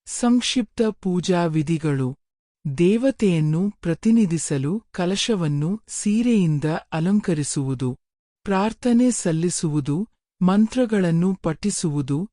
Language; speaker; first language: Kannada; native; Kannada